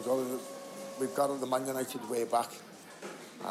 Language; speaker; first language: English; native; English